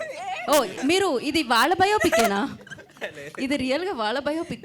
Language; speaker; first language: Telugu; native; Telugu